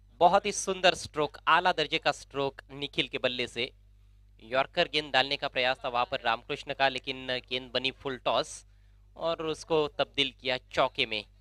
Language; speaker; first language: Hindi; non-native, local second language; Marathi